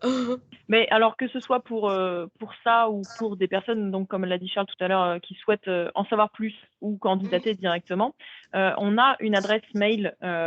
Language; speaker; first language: French; native; French